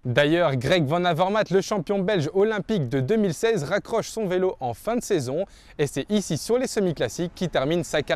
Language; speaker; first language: French; native; French